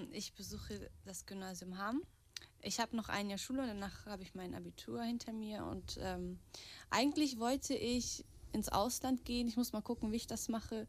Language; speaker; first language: German; early bilingual, heritage; Portuguese